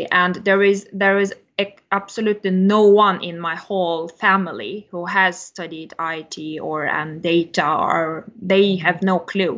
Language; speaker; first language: English; non-native, fluent; Turkish